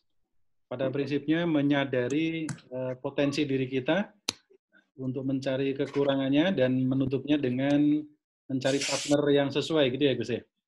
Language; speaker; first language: Indonesian; native; Indonesian